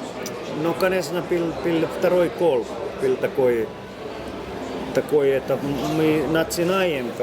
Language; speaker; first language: Russian; non-native, learner; Finnish